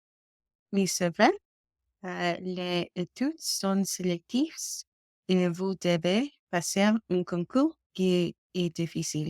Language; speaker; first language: French; non-native, learner; English